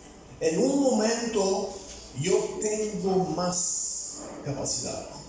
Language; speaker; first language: Spanish; non-native, fluent; Bulgarian